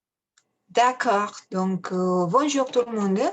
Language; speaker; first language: French; non-native, fluent; Spanish